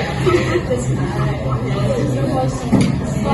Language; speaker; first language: English; non-native, learner; Indonesian